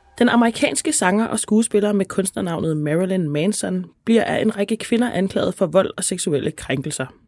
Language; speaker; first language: Danish; native; Danish